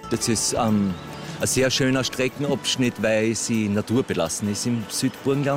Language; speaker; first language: German; native; German